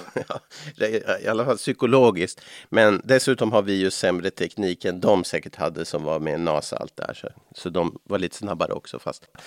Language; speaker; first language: Swedish; native; Swedish